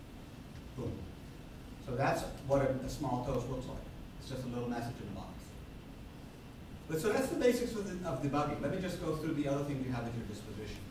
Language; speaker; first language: English; non-native, fluent; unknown